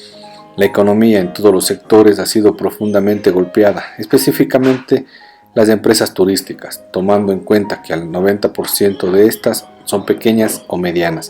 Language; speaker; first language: Spanish; native; Spanish